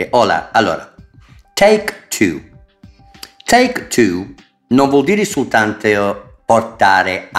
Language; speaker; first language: Italian; non-native, fluent; English